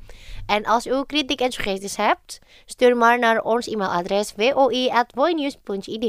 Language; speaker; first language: Dutch; non-native, fluent; Indonesian